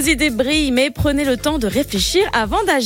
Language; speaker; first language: French; native; French